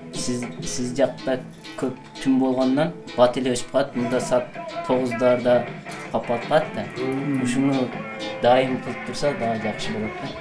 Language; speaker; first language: Kyrgyz; early bilingual, heritage; Kyrgyz